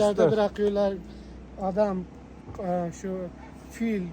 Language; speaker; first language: Turkish; non-native, learner; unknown